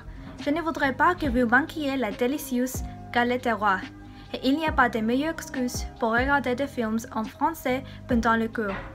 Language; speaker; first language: French; non-native, learner; English